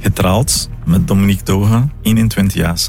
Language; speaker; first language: Dutch; non-native, fluent; Portuguese